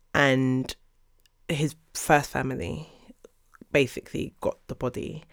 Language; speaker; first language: English; early bilingual, other home language; Yoruba